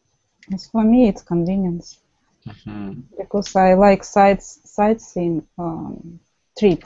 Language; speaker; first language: English; non-native, learner; Russian